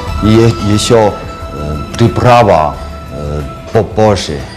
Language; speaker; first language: Russian; non-native, learner; Chinese